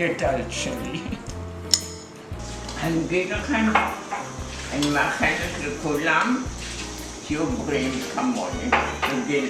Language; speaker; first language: Hebrew; non-native, fluent; German